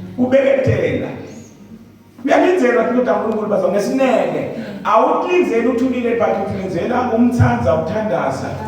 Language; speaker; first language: Zulu; non-native, local second language; Swati